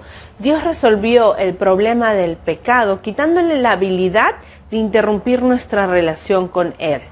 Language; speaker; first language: Spanish; native; Spanish